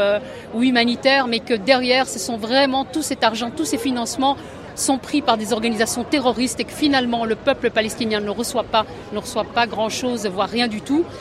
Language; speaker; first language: French; native; French